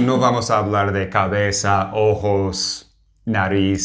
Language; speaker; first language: Spanish; non-native, fluent; English